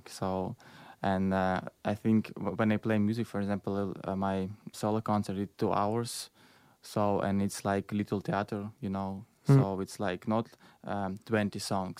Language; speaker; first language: English; non-native, learner; Belarusian